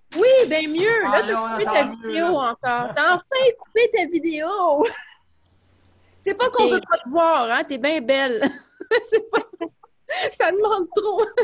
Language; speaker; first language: French; native; French